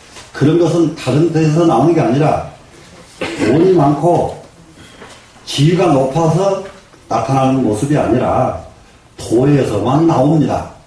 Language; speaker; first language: Korean; native; Korean